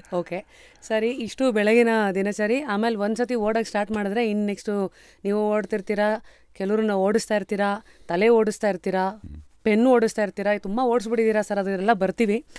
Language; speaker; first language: Kannada; native; Kannada